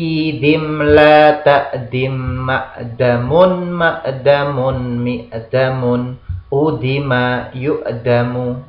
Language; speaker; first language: Arabic; non-native, fluent; Indonesian